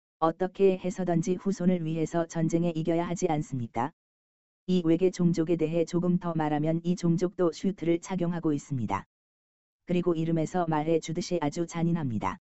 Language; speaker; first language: Korean; native; Korean